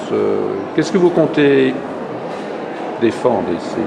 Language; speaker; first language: French; native; French